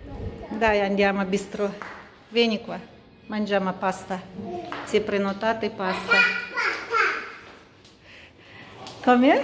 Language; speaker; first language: Italian; non-native, learner; Russian